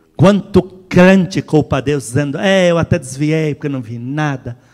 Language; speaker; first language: Portuguese; non-native, fluent; Arabic